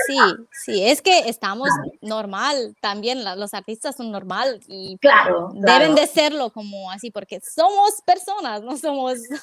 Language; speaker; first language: Spanish; non-native, fluent; Romanian